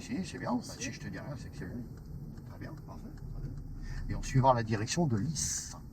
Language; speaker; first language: French; native; French